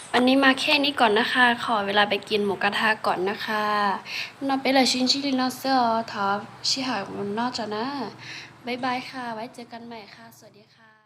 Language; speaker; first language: Thai; non-native, local second language; Hmong